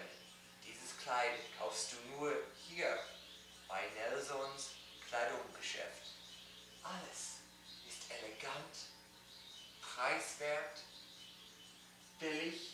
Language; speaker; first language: German; non-native, learner; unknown